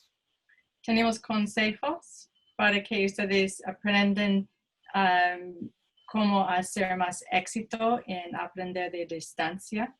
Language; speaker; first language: Spanish; non-native, fluent; English